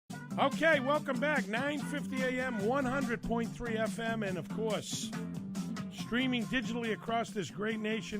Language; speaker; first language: English; native; English